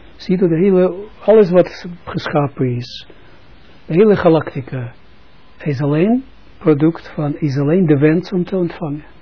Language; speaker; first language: Dutch; non-native, fluent; Russian